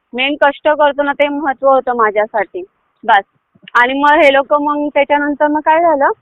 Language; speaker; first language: Marathi; native; Marathi